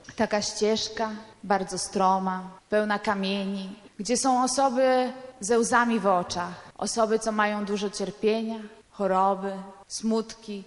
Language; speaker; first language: Polish; non-native, fluent; Italian